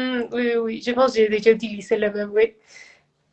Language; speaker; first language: French; non-native, fluent; Spanish